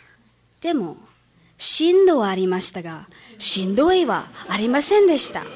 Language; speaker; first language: Japanese; non-native, fluent; English